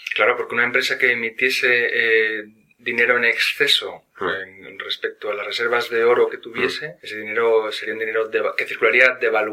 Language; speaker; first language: Spanish; native; Spanish